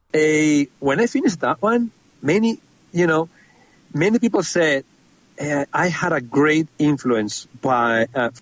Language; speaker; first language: English; non-native, fluent; Spanish